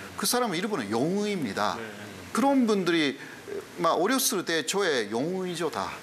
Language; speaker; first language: Korean; non-native, fluent; Japanese